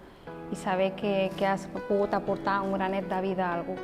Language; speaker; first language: Catalan; native; Catalan